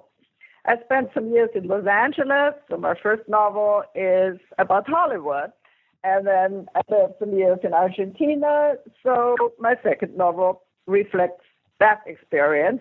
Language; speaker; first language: English; non-native, fluent; German